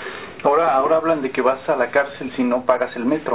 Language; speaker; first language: Spanish; native; Spanish